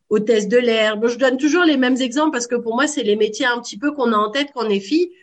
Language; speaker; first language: French; native; French